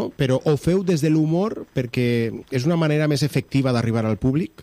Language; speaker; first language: Catalan; native; Catalan